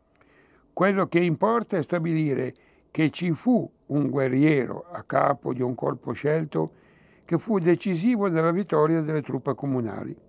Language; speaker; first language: Italian; native; Italian